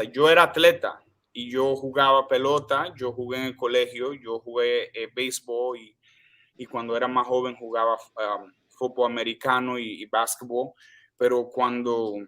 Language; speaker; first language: Spanish; early bilingual, heritage; Spanish